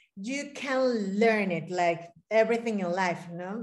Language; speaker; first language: English; non-native, fluent; Spanish